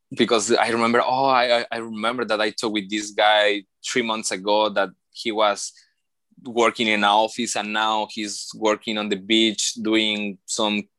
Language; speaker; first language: English; non-native, learner; Spanish